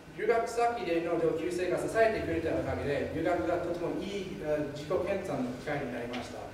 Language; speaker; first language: Japanese; non-native, fluent; English